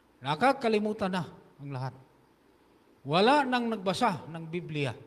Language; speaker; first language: Filipino; non-native, local second language; Hiligaynon